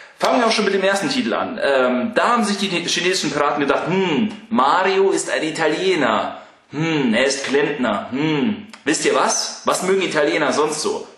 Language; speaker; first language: German; early bilingual, other home language; Russian